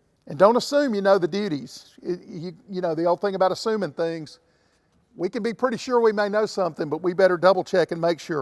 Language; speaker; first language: English; native; English